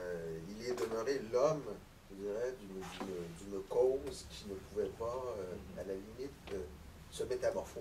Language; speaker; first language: French; native; French